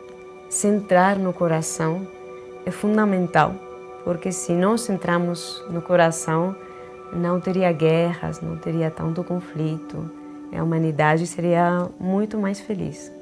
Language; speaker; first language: Portuguese; non-native, fluent; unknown